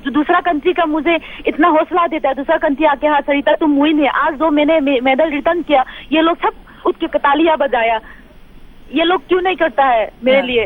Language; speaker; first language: Hindi; non-native, local second language; Manipuri